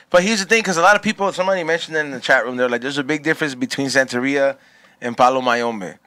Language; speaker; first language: English; early bilingual, other home language; Spanish